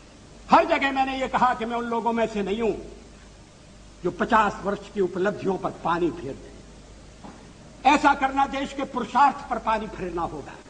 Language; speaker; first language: Hindi; native; Hindi